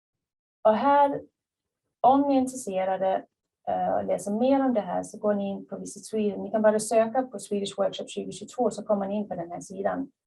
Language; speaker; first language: Swedish; native; Swedish